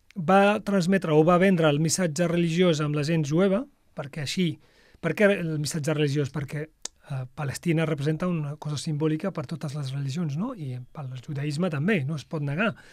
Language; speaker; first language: Catalan; non-native, fluent; Arabic